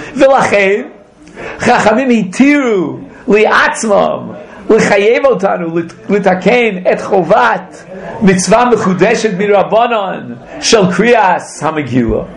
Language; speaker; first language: Hebrew; non-native, fluent; English